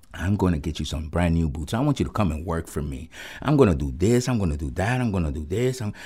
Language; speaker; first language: English; early bilingual, other home language; Spanish